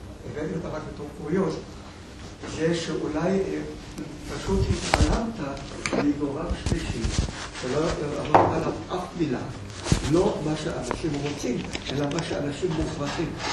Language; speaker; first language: Hebrew; native; Hebrew